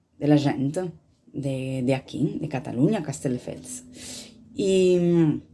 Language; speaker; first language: Catalan; non-native, learner; Italian